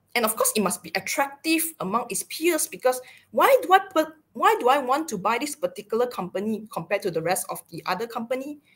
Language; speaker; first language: English; non-native, local second language; Chinese